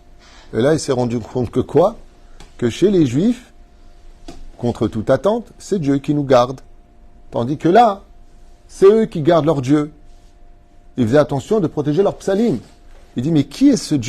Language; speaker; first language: French; native; French